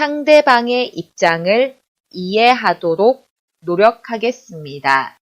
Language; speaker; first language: Korean; non-native, fluent; Chinese